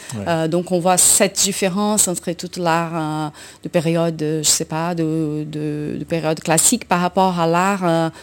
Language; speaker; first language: French; non-native, fluent; Portuguese